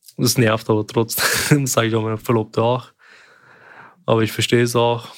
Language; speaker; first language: German; early bilingual, other home language; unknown